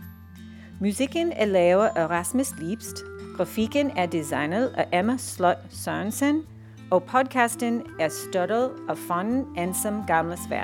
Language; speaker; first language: Danish; non-native, learner; English